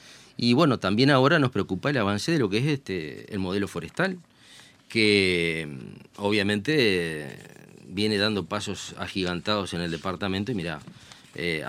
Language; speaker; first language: Spanish; native; Spanish